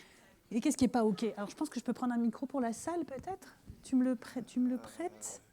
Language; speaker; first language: French; native; French